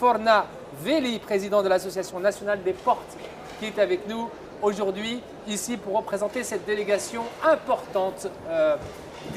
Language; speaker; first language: French; non-native, local second language; Arabic